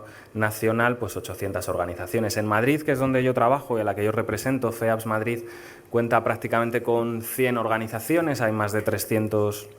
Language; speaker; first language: Spanish; native; Spanish